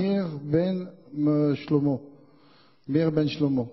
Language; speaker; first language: Hebrew; non-native, learner; French